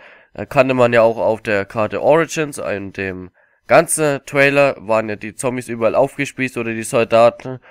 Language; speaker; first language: German; native; German